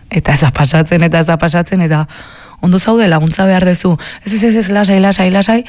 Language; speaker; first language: Basque; native; Basque